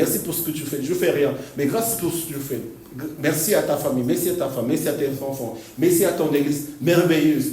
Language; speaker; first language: French; non-native, fluent; Korean